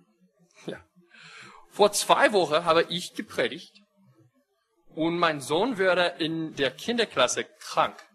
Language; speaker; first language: German; non-native, fluent; English